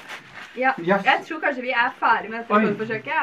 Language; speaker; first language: Norwegian; native; Norwegian